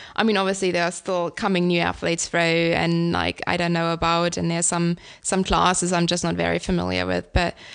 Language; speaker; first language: English; non-native, fluent; German